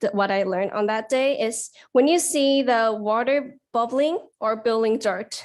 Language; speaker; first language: English; non-native, learner; Chinese